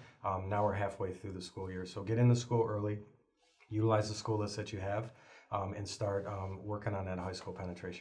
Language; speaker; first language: English; native; English